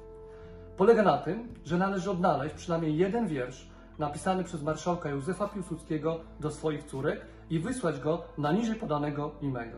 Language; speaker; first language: Polish; native; Polish